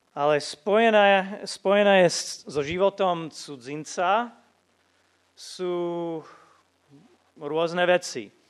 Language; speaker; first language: Slovak; non-native, fluent; English